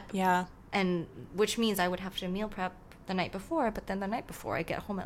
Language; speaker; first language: English; non-native, local second language; Cantonese